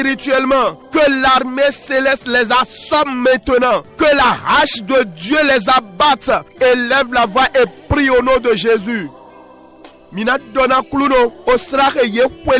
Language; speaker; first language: French; non-native, local second language; Fon